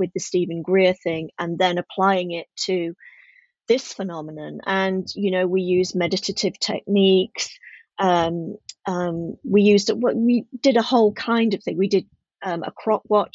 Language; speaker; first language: English; native; English